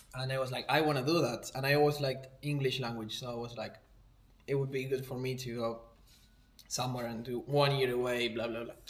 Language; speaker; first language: English; non-native, fluent; Spanish